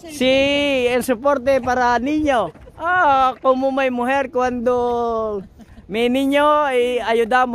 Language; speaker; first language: Spanish; non-native, learner; Filipino